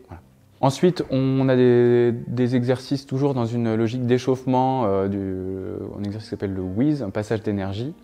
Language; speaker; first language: French; native; French